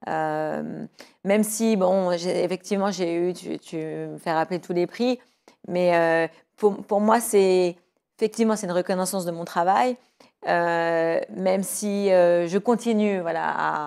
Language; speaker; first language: French; native; French